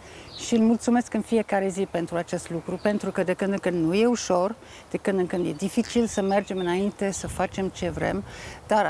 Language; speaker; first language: Romanian; non-native, fluent; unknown